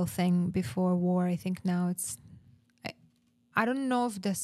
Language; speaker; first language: English; non-native, fluent; Russian